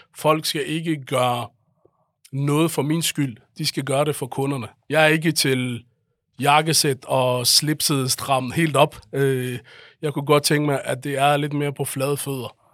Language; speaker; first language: Danish; early bilingual, other home language; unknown